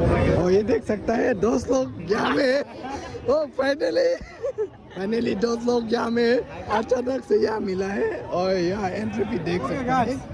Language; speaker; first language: Hindi; non-native, local second language; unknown